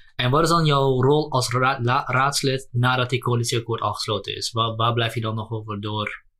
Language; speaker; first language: Dutch; native; Dutch